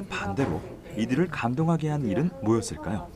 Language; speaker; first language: Korean; native; Korean